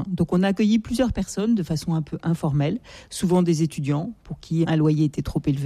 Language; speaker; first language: French; native; French